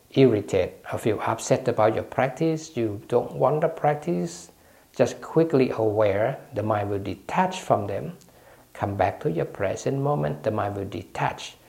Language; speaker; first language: English; non-native, fluent; Thai